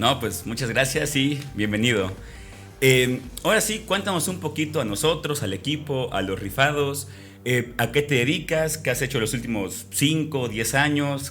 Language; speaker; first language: Spanish; native; Spanish